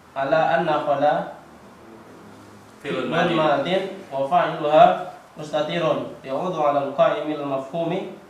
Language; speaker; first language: Arabic; non-native, learner; Indonesian